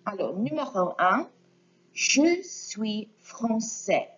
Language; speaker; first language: French; non-native, fluent; English